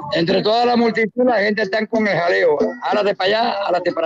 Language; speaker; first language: Spanish; native; Spanish